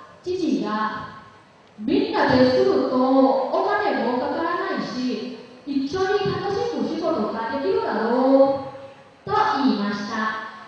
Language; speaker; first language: Japanese; non-native, learner; Lao